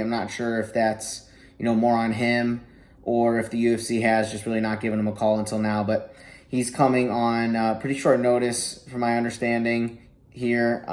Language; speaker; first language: English; native; English